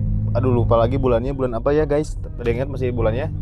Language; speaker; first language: Indonesian; native; Indonesian